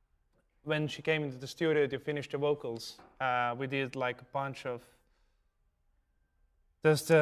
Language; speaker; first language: English; non-native, fluent; Estonian